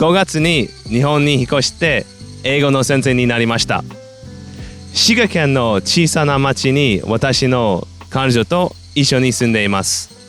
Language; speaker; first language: Japanese; non-native, fluent; English